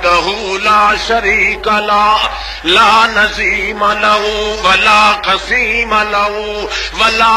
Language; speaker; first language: Arabic; non-native, fluent; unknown